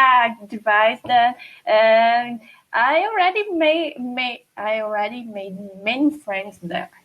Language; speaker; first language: English; non-native, fluent; Portuguese